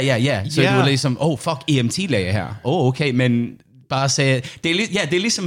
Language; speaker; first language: Danish; non-native, learner; English